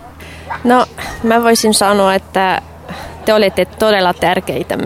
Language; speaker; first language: Finnish; non-native, fluent; French